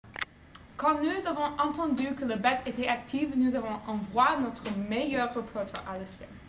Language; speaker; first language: French; non-native, learner; English